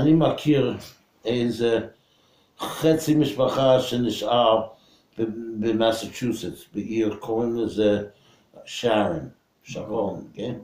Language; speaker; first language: Hebrew; non-native, fluent; English